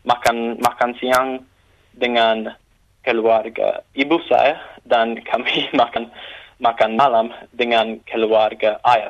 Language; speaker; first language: Indonesian; non-native, learner; English